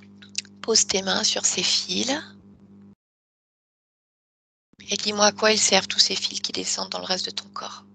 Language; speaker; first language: French; native; French